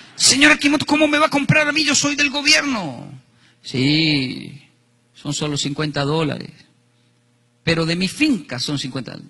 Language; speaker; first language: Spanish; native; Spanish